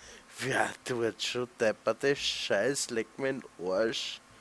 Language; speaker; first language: German; native; German